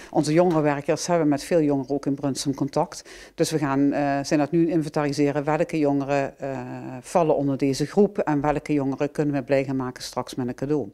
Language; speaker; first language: Dutch; native; Dutch